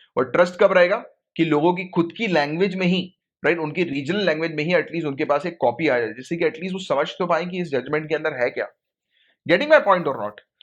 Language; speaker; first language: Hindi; native; Hindi